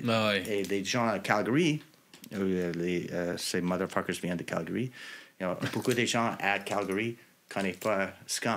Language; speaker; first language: French; non-native, local second language; English